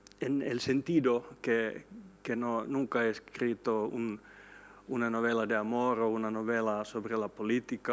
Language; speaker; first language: Spanish; non-native, fluent; Swedish